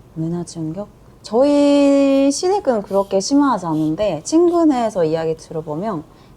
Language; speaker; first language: Korean; non-native, fluent; Japanese